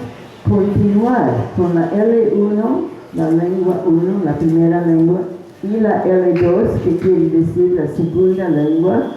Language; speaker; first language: Spanish; non-native, fluent; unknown